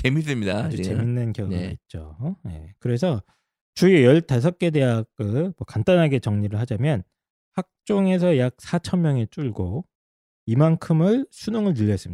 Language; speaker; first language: Korean; native; Korean